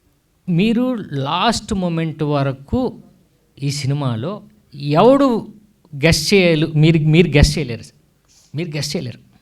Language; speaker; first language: Telugu; native; Telugu